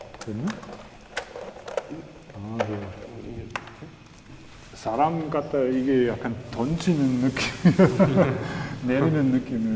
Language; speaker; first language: Korean; non-native, learner; German